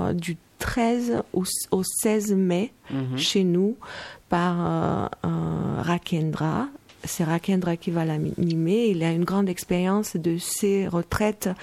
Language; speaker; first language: French; non-native, fluent; Romanian